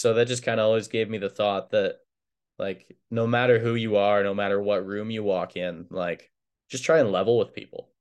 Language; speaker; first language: English; native; English